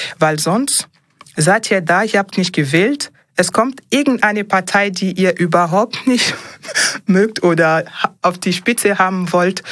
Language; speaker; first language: German; non-native, fluent; French